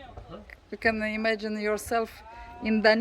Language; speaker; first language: English; non-native, learner; Romanian